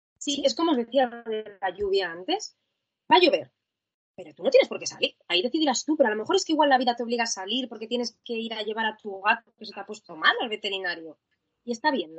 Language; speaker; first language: Spanish; native; Spanish